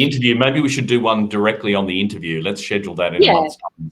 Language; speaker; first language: English; native; English